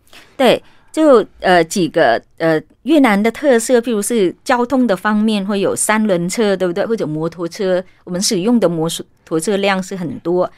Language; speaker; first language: Chinese; non-native, fluent; Vietnamese